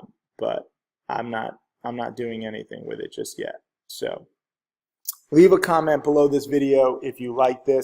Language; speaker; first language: English; native; English